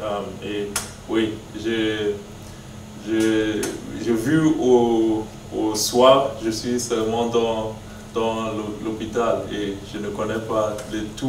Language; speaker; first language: French; non-native, learner; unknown